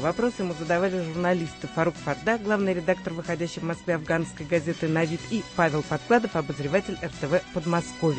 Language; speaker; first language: Russian; native; Russian